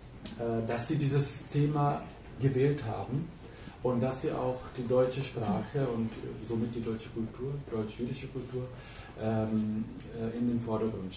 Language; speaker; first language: German; early bilingual, heritage; German